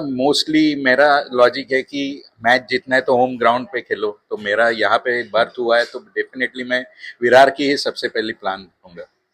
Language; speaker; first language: Hindi; non-native, local second language; Marathi